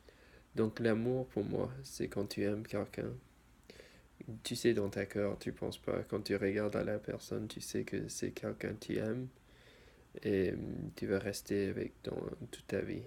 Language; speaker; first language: French; non-native, learner; English